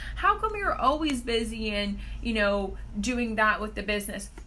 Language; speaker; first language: English; native; English